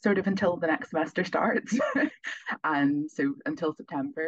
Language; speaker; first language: English; native; English